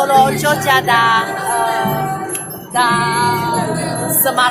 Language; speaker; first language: Indonesian; non-native, learner; Chinese